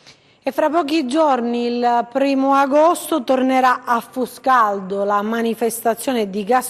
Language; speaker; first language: Italian; native; Italian